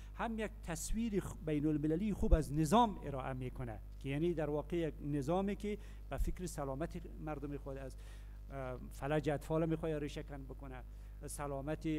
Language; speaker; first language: Persian; native; Persian